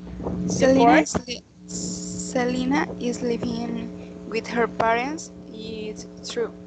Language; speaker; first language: English; non-native, learner; Spanish